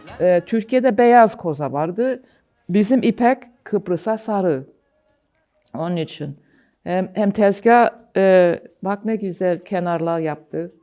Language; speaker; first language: Turkish; non-native, learner; English